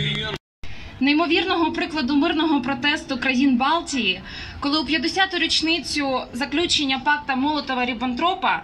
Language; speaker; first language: Ukrainian; native; Ukrainian